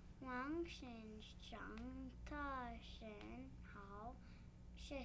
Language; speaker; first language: Chinese; non-native, learner; English